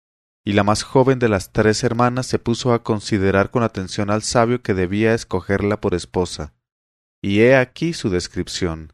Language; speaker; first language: Spanish; native; Spanish